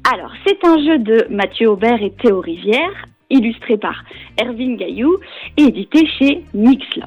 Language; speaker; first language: French; native; French